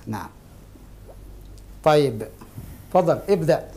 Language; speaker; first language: Arabic; non-native, fluent; Indonesian